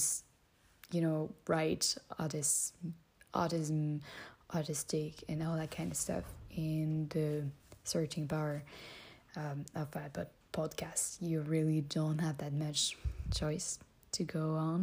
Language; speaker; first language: English; non-native, fluent; French